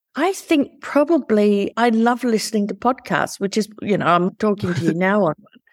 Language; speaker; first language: English; native; English